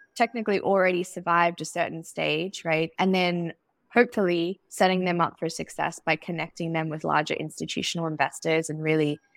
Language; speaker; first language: English; native; English